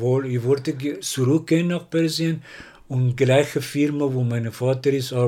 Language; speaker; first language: German; non-native, learner; Persian